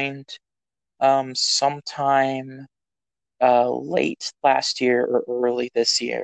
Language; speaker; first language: English; native; English